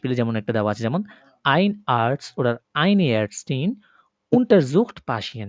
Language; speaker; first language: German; non-native, learner; Bangla